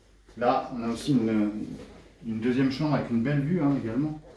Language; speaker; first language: French; native; French